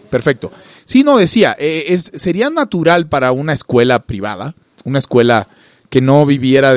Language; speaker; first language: Spanish; native; Spanish